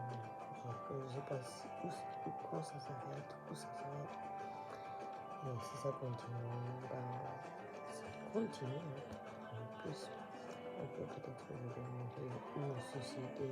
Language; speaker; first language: French; non-native, learner; Japanese